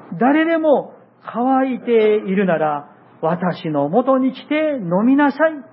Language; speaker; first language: Japanese; non-native, fluent; Korean